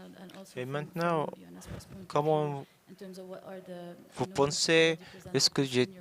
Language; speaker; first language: French; non-native, learner; Arabic